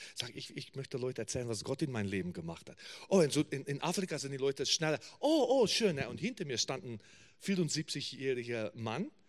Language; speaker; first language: German; non-native, fluent; English